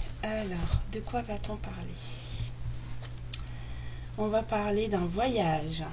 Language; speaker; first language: French; native; French